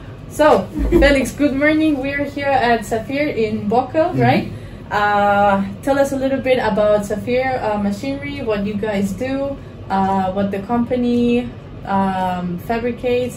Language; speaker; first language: English; non-native, fluent; Spanish